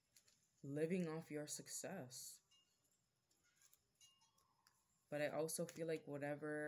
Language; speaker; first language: English; native; English